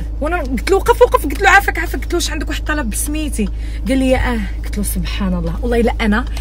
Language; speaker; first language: Arabic; native; Arabic